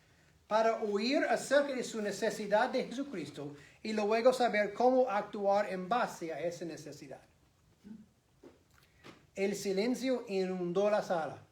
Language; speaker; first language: Spanish; non-native, fluent; English